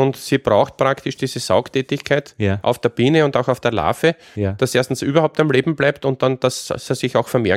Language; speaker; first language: German; native; German